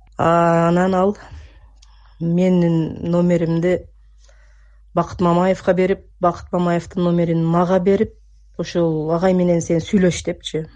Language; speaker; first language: Kyrgyz; non-native, local second language; Uzbek